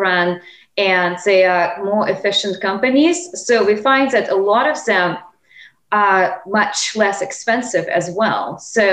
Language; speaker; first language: English; non-native, fluent; Russian